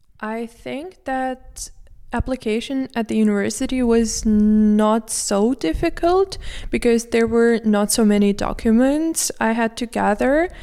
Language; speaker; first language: English; non-native, fluent; Russian